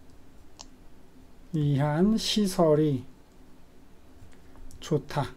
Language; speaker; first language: Korean; native; Korean